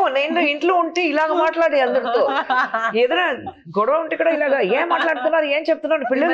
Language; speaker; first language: Telugu; non-native, fluent; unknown